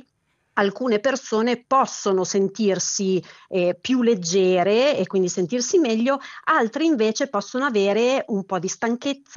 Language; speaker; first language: Italian; native; Italian